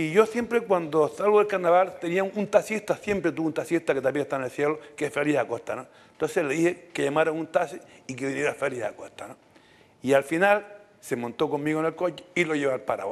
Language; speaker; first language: Spanish; native; Spanish